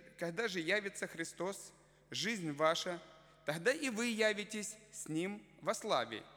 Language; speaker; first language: Russian; native; Russian